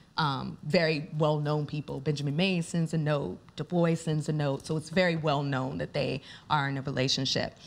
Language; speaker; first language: English; native; English